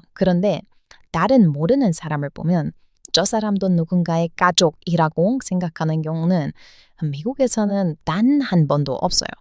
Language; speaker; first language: Korean; non-native, fluent; English